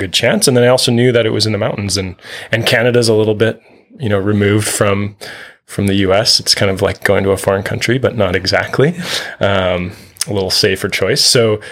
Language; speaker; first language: English; native; English